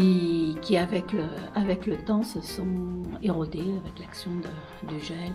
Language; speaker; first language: French; native; French